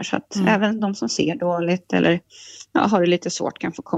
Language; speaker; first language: Swedish; native; Swedish